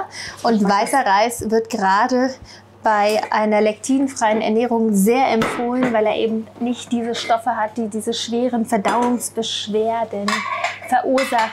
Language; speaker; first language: German; native; German